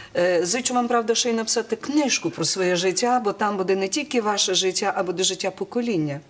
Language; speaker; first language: Ukrainian; native; Ukrainian